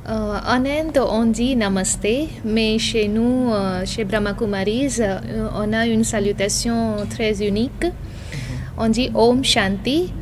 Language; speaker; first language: French; non-native, fluent; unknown